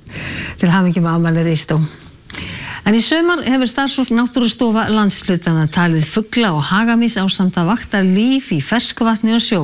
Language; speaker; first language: Icelandic; native; Icelandic